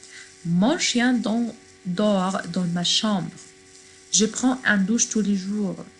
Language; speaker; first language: French; non-native, fluent; Arabic